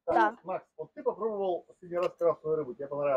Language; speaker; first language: Russian; native; Russian